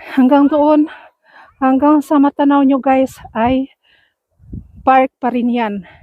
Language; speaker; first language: Filipino; non-native, local second language; Cebuano